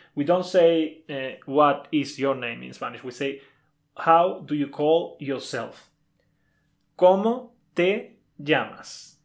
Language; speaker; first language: English; non-native, fluent; Spanish